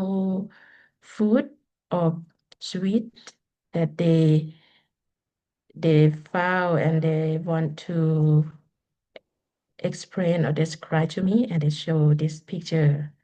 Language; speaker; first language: English; non-native, learner; Lao